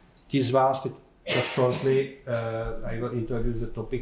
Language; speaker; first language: English; non-native, fluent; Czech